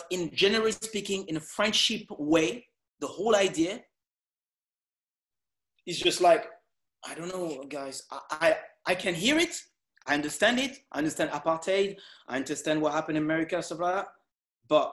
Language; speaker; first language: English; non-native, fluent; French